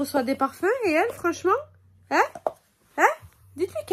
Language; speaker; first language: French; native; French